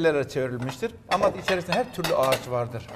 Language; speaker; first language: Turkish; native; Turkish